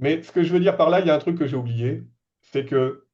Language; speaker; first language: French; native; French